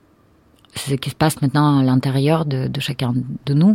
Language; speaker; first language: French; non-native, fluent; Russian